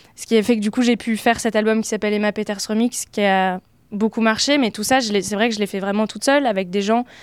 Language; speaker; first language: French; native; French